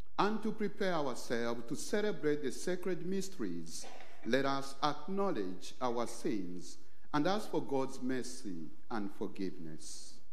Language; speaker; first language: English; non-native, local second language; Bemba